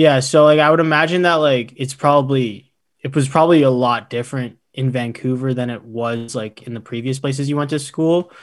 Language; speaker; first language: English; early bilingual, other home language; Filipino